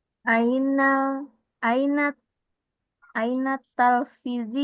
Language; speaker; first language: Arabic; non-native, learner; Indonesian